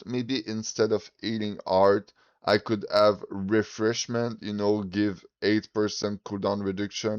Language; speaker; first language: English; non-native, fluent; French